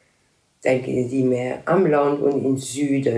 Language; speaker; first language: German; non-native, learner; French